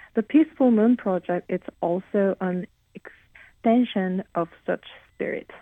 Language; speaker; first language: English; non-native, fluent; Korean